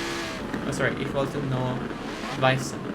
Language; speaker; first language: German; non-native, learner; English